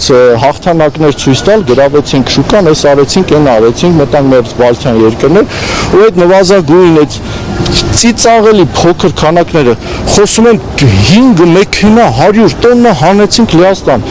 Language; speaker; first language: Armenian; native; Armenian